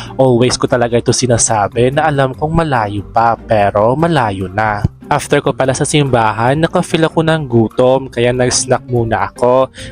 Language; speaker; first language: Filipino; native; Filipino